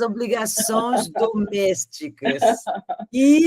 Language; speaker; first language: Portuguese; non-native, fluent; French